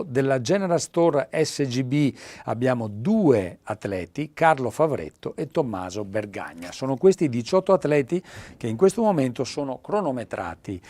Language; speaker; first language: Italian; native; Italian